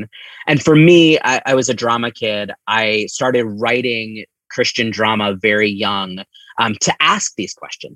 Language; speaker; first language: English; native; English